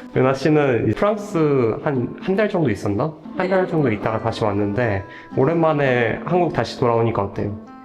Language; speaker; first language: Korean; native; Korean